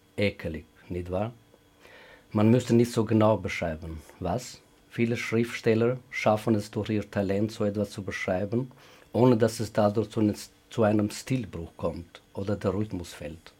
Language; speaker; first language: German; non-native, fluent; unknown